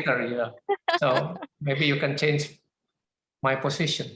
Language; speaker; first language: English; non-native, fluent; Indonesian